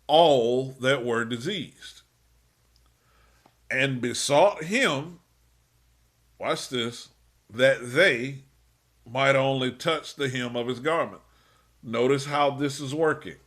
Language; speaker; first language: English; native; English